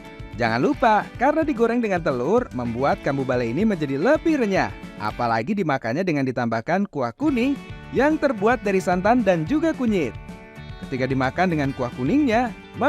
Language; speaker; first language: Indonesian; native; Indonesian